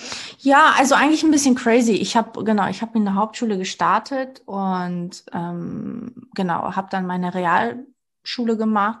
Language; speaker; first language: German; early bilingual, other home language; Portuguese